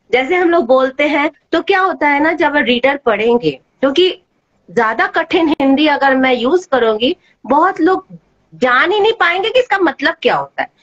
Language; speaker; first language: Hindi; non-native, local second language; Bangla